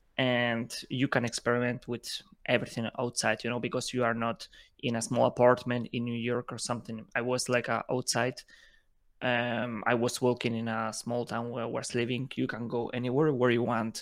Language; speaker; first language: English; non-native, fluent; Spanish